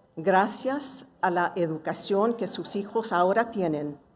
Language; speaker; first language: Spanish; early bilingual, heritage; Spanish